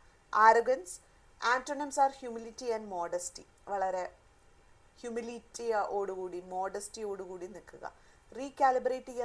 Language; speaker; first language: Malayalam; native; Malayalam